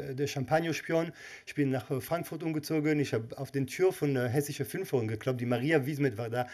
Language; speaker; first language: German; non-native, learner; Hebrew